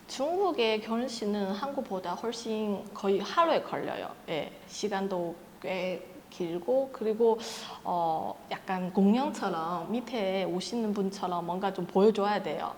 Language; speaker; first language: Korean; non-native, fluent; Chinese